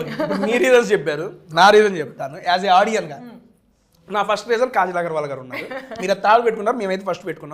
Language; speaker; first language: Telugu; native; Telugu